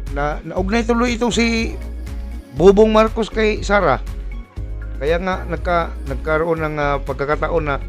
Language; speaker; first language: Filipino; non-native, local second language; Cebuano